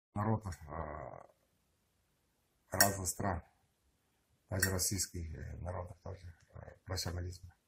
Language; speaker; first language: Russian; non-native, local second language; Tuvinian